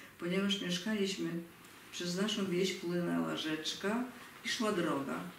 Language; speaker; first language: Polish; native; Polish